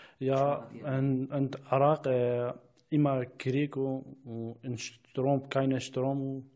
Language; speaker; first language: German; non-native, learner; Kurdish